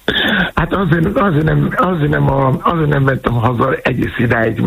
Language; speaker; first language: Hungarian; non-native, fluent; Yoruba